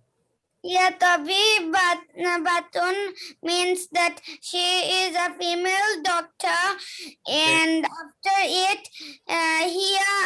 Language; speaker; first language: English; non-native, learner; Bangla